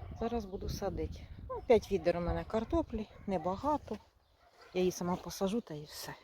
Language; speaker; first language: Ukrainian; native; Ukrainian